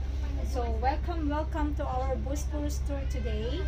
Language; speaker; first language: English; non-native, local second language; Filipino